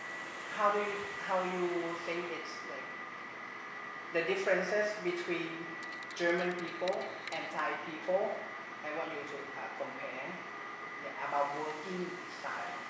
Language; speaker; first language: English; non-native, fluent; Thai